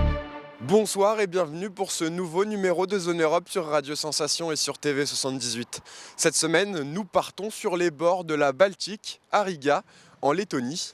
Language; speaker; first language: French; native; French